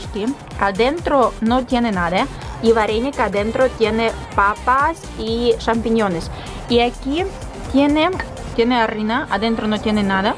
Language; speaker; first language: Spanish; non-native, fluent; Russian